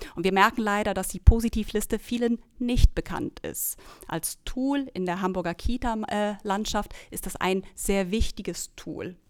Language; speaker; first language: German; native; German